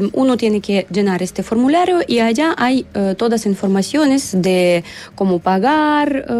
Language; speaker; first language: Spanish; non-native, learner; Russian